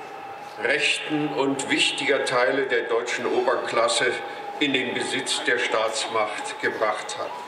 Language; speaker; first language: German; native; German